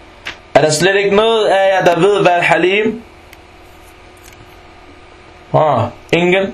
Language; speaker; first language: Danish; early bilingual, other home language; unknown